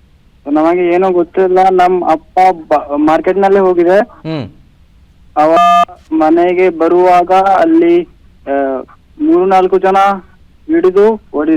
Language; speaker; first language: Kannada; non-native, local second language; Bangla